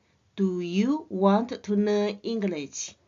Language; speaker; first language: English; non-native, learner; Chinese